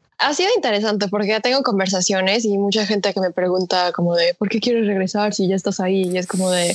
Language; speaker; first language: Spanish; early bilingual, other home language; Korean